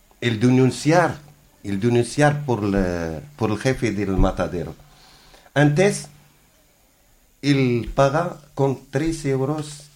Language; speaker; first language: Spanish; non-native, learner; Arabic